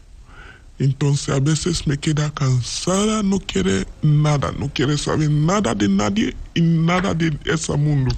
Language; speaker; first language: Spanish; non-native, learner; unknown